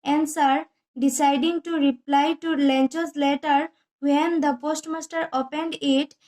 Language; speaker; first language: English; non-native, local second language; Assamese